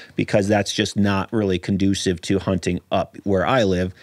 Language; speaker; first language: English; native; English